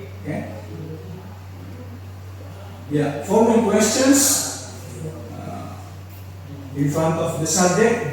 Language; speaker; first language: English; non-native, fluent; Indonesian